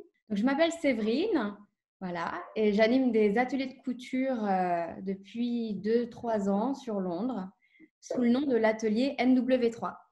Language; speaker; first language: French; native; French